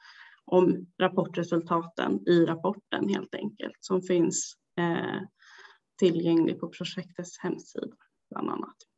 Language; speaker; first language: Swedish; native; Swedish